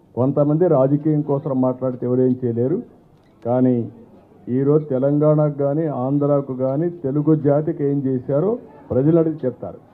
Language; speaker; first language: Telugu; native; Telugu